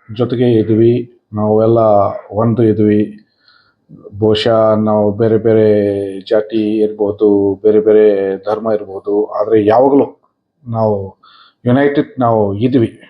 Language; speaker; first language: Kannada; non-native, fluent; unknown